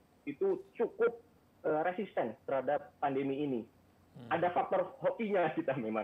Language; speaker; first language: Indonesian; native; Indonesian